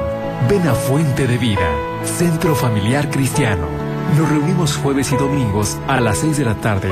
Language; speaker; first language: Spanish; native; Spanish